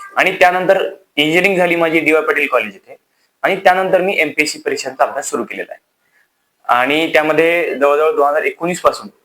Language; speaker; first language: Marathi; native; Marathi